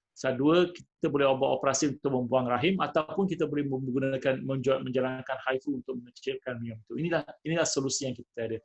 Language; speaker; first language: Malay; non-native, local second language; Tamil